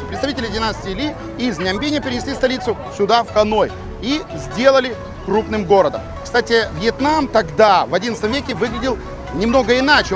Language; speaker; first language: Russian; native; Russian